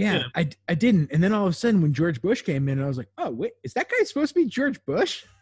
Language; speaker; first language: English; native; English